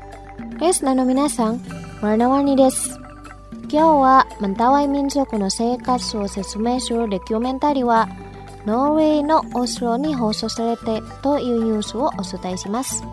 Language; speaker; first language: Japanese; non-native, fluent; Indonesian